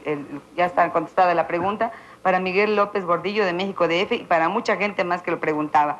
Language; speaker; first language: Spanish; native; Spanish